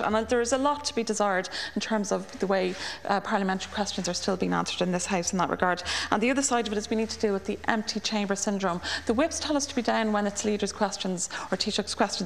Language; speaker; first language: English; native; English